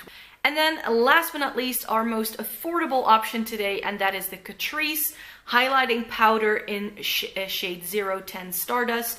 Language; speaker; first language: English; non-native, fluent; Dutch